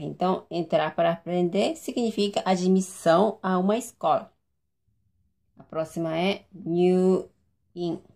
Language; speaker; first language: Portuguese; non-native, fluent; Japanese